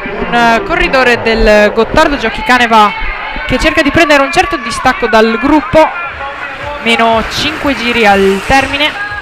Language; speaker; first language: Italian; native; Italian